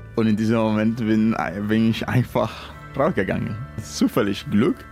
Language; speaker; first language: German; non-native, learner; Spanish